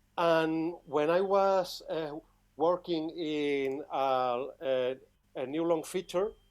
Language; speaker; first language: English; non-native, fluent; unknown